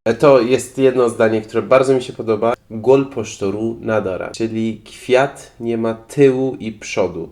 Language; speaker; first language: Polish; non-native, fluent; Persian